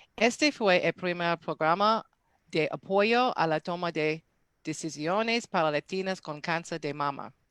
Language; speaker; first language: Spanish; non-native, fluent; English